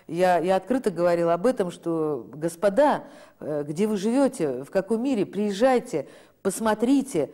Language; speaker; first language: Russian; native; Russian